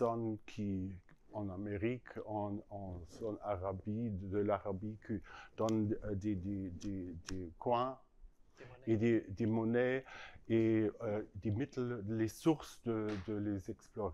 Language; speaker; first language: French; non-native, learner; German